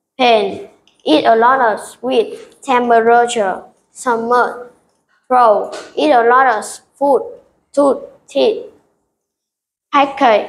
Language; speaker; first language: English; non-native, learner; Vietnamese